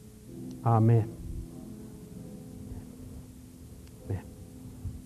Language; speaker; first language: Japanese; non-native, fluent; English